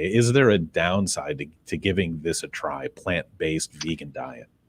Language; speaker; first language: English; native; English